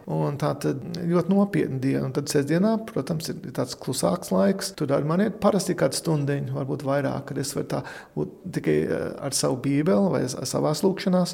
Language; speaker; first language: Latvian; early bilingual, heritage; Latvian